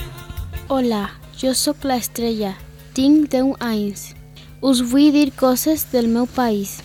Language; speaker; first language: Catalan; early bilingual, other home language; Spanish